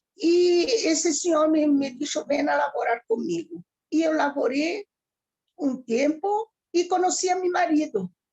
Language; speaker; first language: Spanish; early bilingual, heritage; Ladino